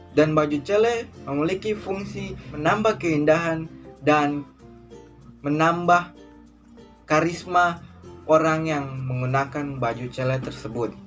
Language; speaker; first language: Indonesian; native; Indonesian